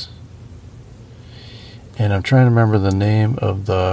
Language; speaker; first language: English; native; English